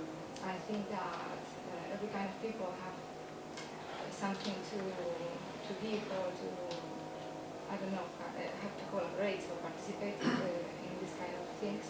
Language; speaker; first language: English; non-native, learner; Spanish